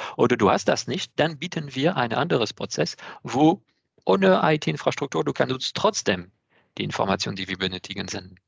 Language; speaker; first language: German; non-native, fluent; French